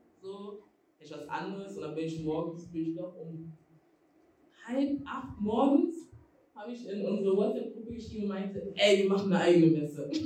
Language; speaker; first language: German; early bilingual, other home language; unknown